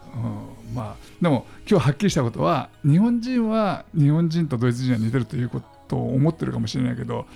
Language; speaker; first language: Japanese; non-native, fluent; German